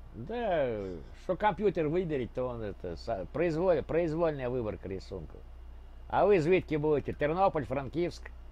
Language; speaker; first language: Russian; native; Russian